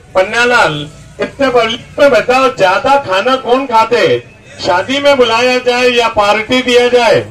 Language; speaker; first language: Hindi; non-native, local second language; Marathi